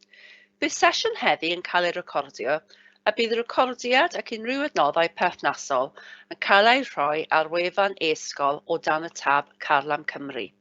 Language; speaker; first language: Welsh; native; Welsh